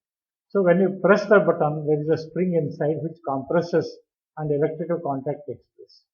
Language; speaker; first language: English; non-native, local second language; Kannada